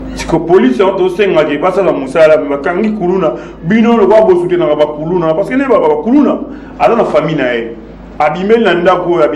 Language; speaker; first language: Lingala; non-native, local second language; Kongo